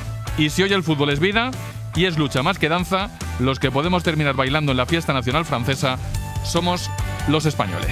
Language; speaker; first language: Spanish; native; Spanish